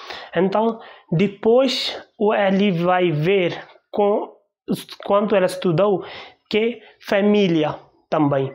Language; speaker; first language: Portuguese; non-native, learner; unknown